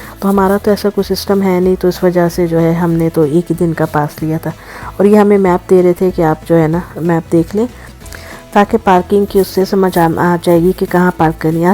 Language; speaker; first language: Urdu; native; Urdu